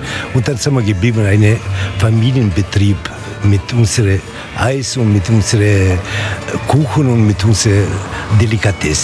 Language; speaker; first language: German; non-native, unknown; Italian